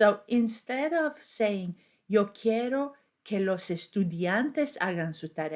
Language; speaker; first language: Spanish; non-native, fluent; English